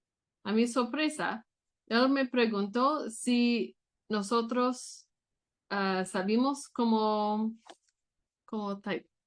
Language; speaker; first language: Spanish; non-native, learner; English